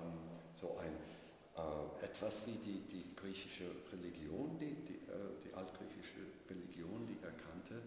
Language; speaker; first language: German; non-native, fluent; English